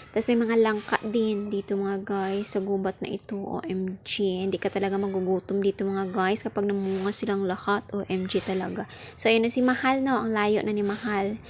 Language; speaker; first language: Filipino; non-native, local second language; Hiligaynon